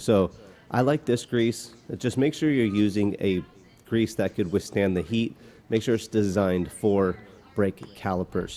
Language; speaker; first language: English; native; English